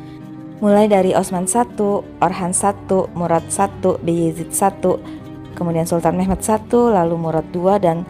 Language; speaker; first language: Indonesian; native; Indonesian